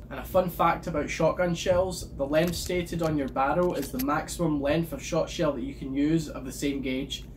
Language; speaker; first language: English; native; English